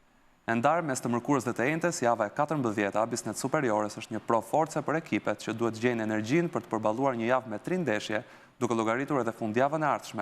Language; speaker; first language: Albanian; native; Albanian